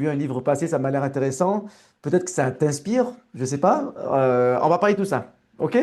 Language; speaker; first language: French; native; French